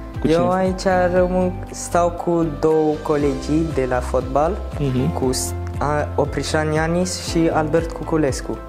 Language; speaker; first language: Romanian; non-native, learner; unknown